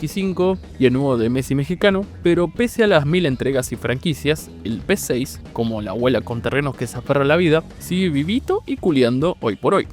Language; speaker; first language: Spanish; native; Spanish